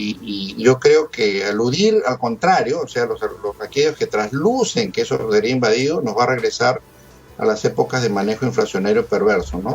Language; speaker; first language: Spanish; native; Spanish